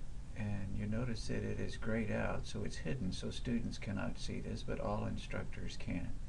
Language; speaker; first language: English; native; English